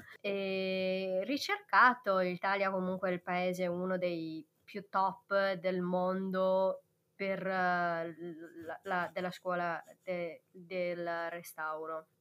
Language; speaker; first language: Italian; non-native, fluent; Chinese